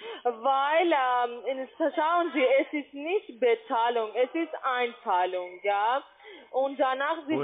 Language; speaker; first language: German; non-native, learner; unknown